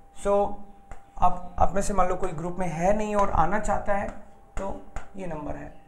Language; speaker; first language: Hindi; native; Hindi